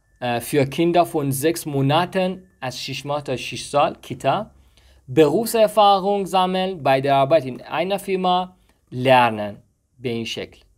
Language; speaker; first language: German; non-native, fluent; Persian